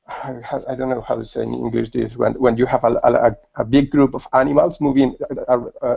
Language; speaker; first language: English; non-native, learner; Spanish